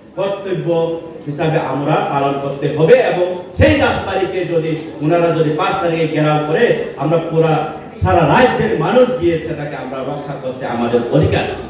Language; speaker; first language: Bangla; non-native, local second language; Kok Borok